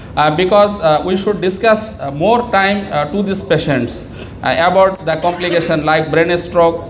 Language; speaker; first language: English; non-native, local second language; Bangla